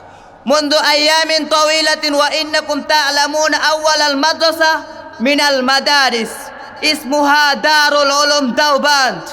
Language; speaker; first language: Arabic; non-native, learner; Bangla